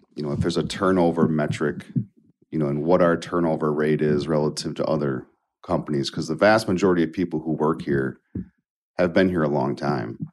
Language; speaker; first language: English; native; English